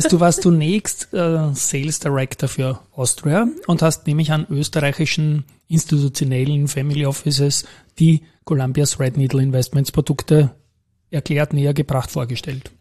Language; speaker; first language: German; native; German